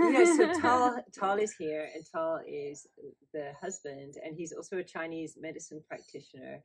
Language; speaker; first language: English; native; English